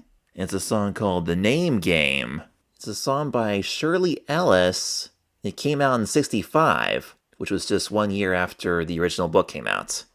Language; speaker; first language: English; native; English